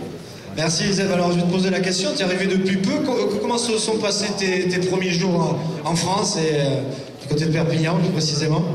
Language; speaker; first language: French; native; French